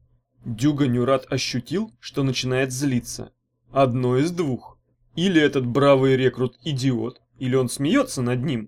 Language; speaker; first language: Russian; native; Russian